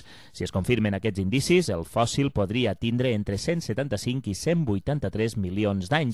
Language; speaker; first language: Catalan; native; Catalan